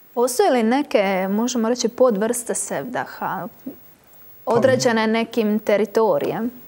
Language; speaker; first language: Croatian; native; Croatian